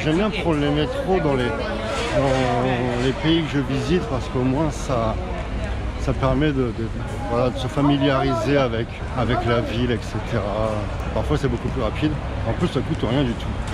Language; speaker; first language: French; native; French